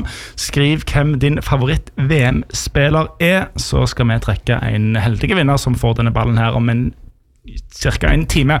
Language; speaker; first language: Norwegian; native; Norwegian